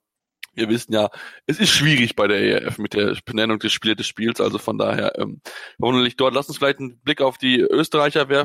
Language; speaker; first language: German; native; German